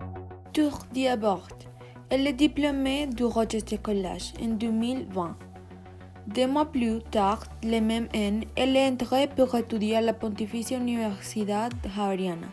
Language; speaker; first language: French; non-native, learner; Spanish